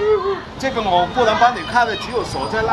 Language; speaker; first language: Chinese; native; Chinese